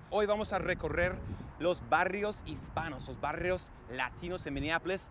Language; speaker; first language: Spanish; non-native, fluent; English